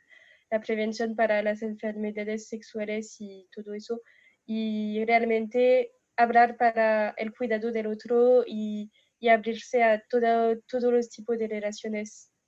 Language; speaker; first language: Spanish; non-native, fluent; French